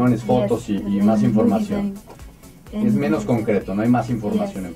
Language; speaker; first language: Spanish; native; Spanish